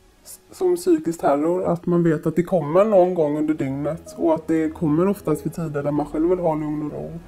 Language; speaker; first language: Swedish; native; Swedish